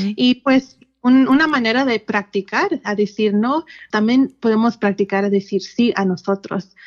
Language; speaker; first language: Spanish; early bilingual, heritage; Spanish